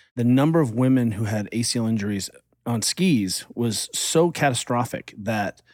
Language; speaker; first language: English; early bilingual, other home language; German